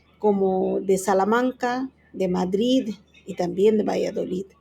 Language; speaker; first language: Spanish; non-native, fluent; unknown